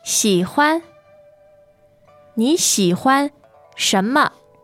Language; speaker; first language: Chinese; non-native, fluent; English